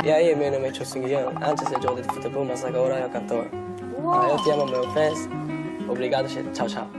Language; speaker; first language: Portuguese; non-native, learner; Korean